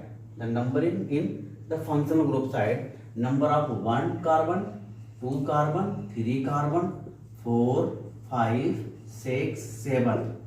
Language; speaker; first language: English; non-native, local second language; Hindi